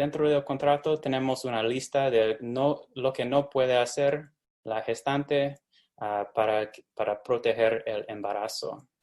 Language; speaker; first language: Spanish; non-native, fluent; English